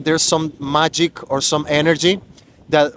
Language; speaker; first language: English; non-native, fluent; Spanish